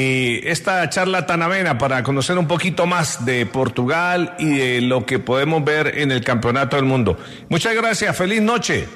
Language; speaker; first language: Spanish; native; Spanish